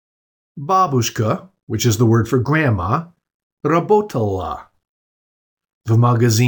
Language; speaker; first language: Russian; non-native, fluent; English